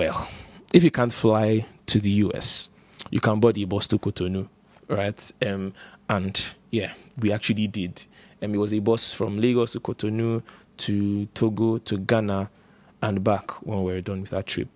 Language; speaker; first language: English; non-native, local second language; Igbo